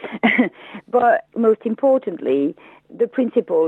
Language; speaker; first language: English; non-native, fluent; French